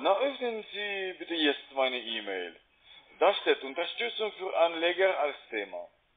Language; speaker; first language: German; non-native, fluent; Russian